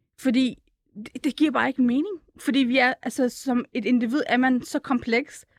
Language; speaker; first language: Danish; early bilingual, other home language; Turkish